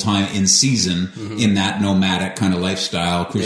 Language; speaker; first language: English; native; English